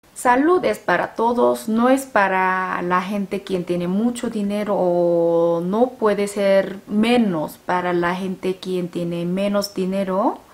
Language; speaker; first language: Spanish; non-native, fluent; Korean